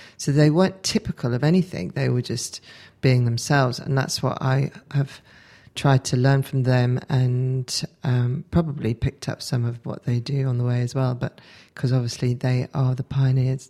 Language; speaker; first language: English; native; English